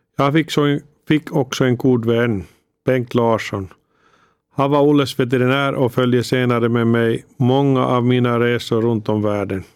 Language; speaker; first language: Swedish; non-native, fluent; Finnish